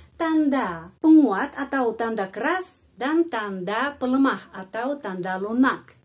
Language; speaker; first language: Indonesian; non-native, fluent; Russian